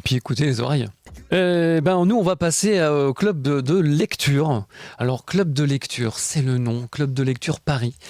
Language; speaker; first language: French; native; French